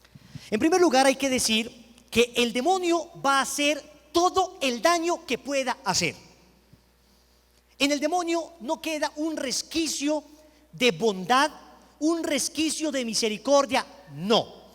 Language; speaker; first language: Spanish; native; Spanish